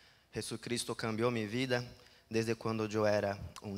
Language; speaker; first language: Spanish; non-native, learner; Portuguese